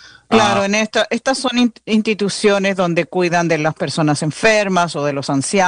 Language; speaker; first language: Spanish; native; Spanish